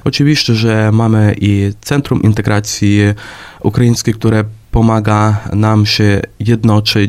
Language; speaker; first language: Polish; non-native, fluent; Ukrainian